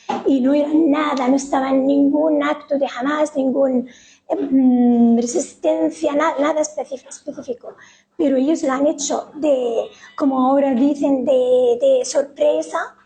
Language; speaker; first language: Spanish; non-native, fluent; Arabic